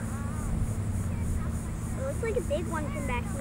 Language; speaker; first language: English; native; English